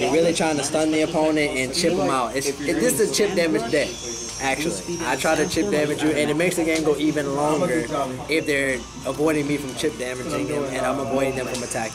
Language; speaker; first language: English; native; English